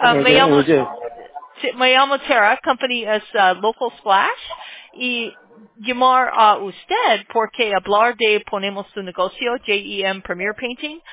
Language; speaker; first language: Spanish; non-native, learner; English